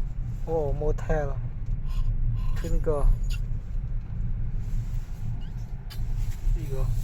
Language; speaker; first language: Korean; non-native, learner; Khmer